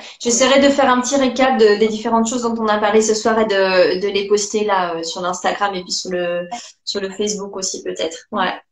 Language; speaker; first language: French; native; French